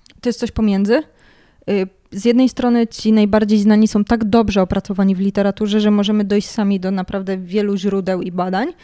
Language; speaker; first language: Polish; native; Polish